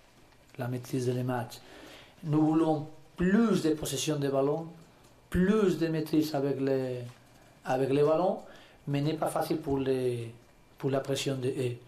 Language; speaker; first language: French; non-native, learner; Spanish